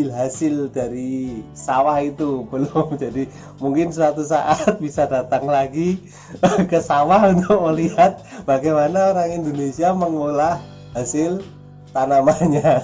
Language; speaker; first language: Indonesian; native; Indonesian